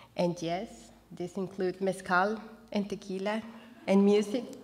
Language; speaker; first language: English; non-native, fluent; Spanish